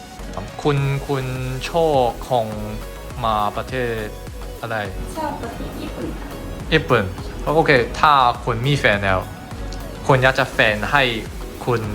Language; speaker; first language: Thai; non-native, learner; Cantonese